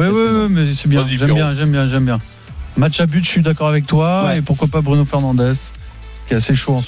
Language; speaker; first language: French; native; French